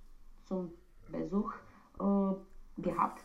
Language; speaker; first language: German; non-native, learner; Romanian